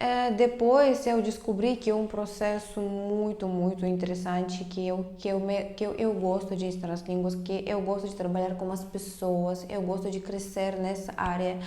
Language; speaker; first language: Portuguese; non-native, fluent; Russian